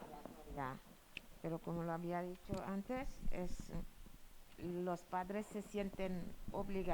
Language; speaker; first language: Spanish; non-native, fluent; Wolof